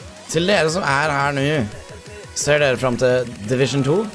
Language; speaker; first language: Norwegian; native; Norwegian